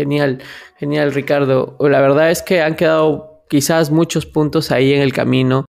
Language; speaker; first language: Spanish; native; Spanish